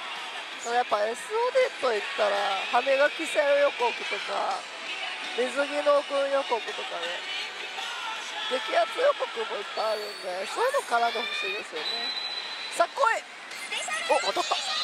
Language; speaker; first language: Japanese; native; Japanese